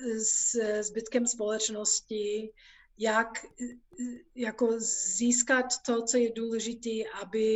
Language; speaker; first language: Czech; non-native, fluent; English